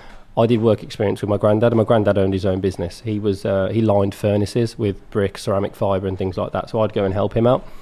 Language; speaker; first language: English; native; English